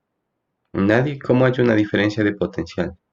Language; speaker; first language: Spanish; native; Spanish